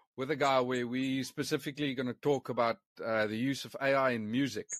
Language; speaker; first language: English; non-native, local second language; Afrikaans